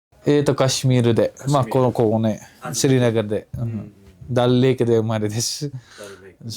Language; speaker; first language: Japanese; non-native, fluent; Kashmiri